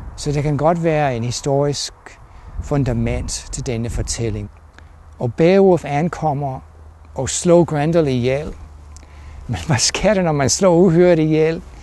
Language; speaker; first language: Danish; non-native, fluent; English